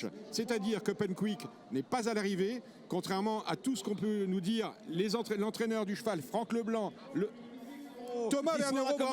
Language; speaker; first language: French; native; French